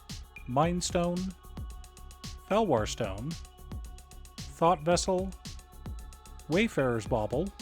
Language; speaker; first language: English; native; English